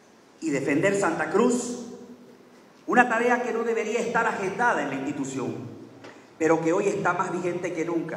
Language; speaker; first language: Spanish; native; Spanish